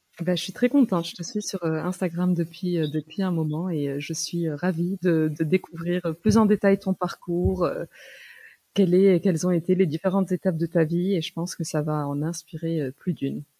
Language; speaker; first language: French; native; French